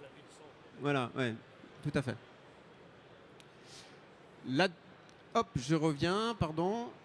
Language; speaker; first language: French; native; French